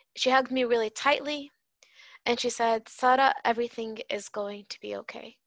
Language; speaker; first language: English; native; English